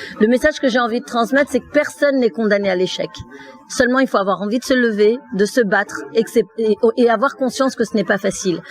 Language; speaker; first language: French; early bilingual, other home language; Fula